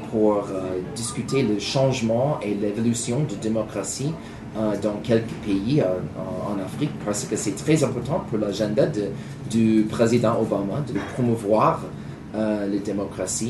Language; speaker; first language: French; non-native, learner; English